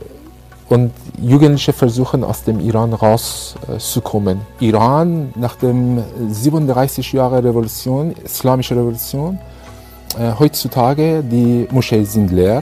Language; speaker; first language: German; non-native, fluent; Persian